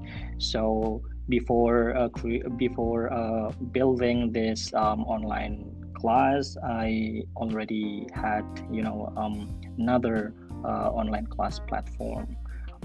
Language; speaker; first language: English; non-native, fluent; Indonesian